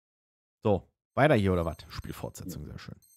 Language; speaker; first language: German; native; German